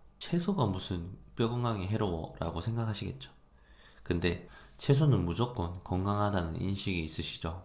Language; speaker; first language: Korean; native; Korean